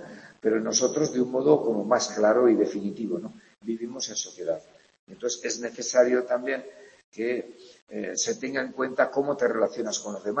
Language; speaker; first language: Spanish; native; Spanish